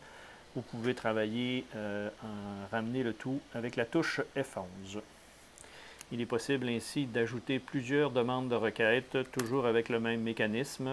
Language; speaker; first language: French; native; French